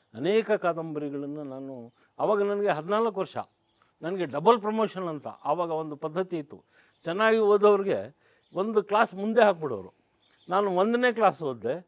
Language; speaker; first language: Kannada; non-native, local second language; Urdu